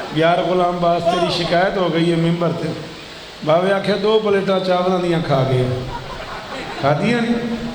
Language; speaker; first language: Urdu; non-native, local second language; Punjabi